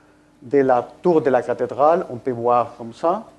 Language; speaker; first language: French; non-native, fluent; Spanish